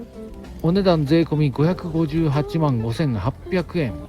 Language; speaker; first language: Japanese; native; Japanese